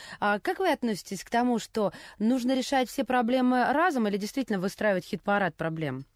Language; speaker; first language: Russian; native; Russian